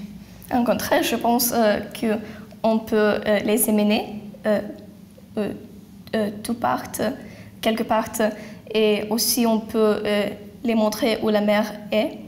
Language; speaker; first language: French; non-native, learner; Lithuanian